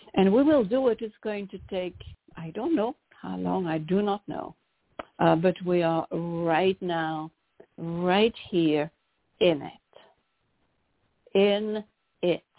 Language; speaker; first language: English; non-native, fluent; French